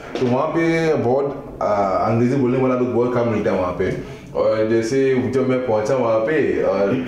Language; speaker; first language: Hindi; non-native, fluent; Igbo